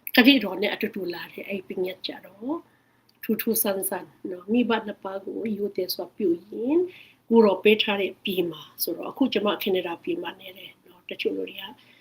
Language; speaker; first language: Burmese; non-native, local second language; Hakha Chin